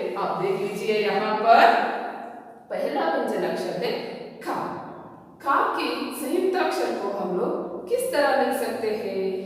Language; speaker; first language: Hindi; non-native, local second language; Kannada